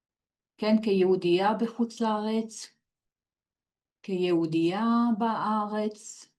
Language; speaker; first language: Hebrew; non-native, fluent; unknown